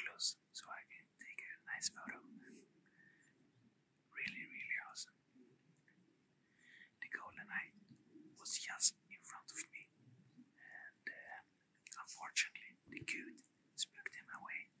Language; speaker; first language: English; non-native, fluent; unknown